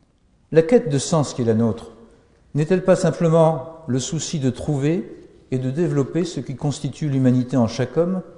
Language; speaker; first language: French; native; French